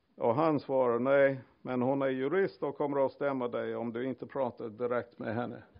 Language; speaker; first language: Swedish; non-native, fluent; English